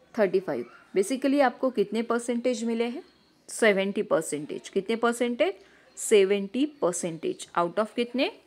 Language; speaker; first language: Hindi; non-native, local second language; Marathi